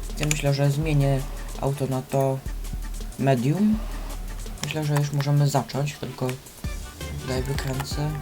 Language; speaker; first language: Polish; native; Polish